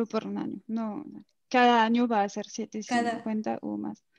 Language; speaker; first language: Spanish; non-native, fluent; French